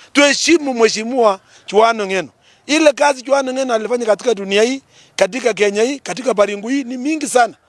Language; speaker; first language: Swahili; non-native, local second language; Kalenjin